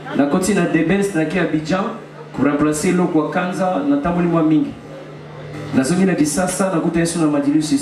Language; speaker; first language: Lingala; native; Lingala